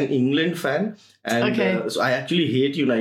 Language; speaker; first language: English; non-native, local second language; Bangla